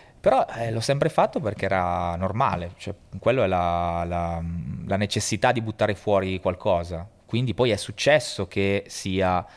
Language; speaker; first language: Italian; native; Italian